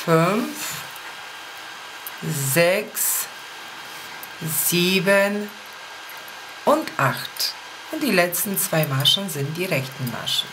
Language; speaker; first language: German; non-native, fluent; Polish